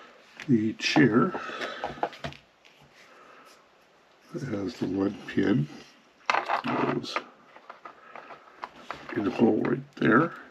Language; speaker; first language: English; native; English